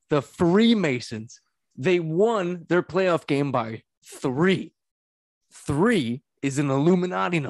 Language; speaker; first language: English; native; English